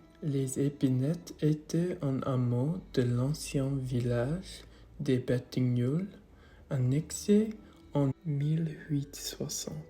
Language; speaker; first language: French; non-native, learner; English